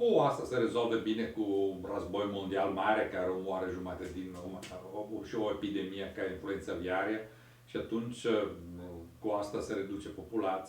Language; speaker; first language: Romanian; non-native, learner; Italian